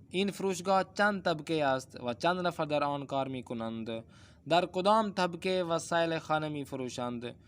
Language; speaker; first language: Persian; non-native, fluent; Urdu